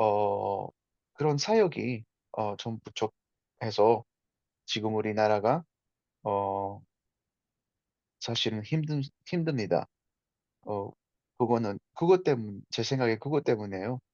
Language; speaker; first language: Korean; non-native, fluent; Spanish